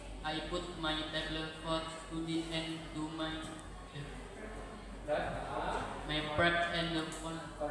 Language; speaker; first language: English; non-native, learner; Indonesian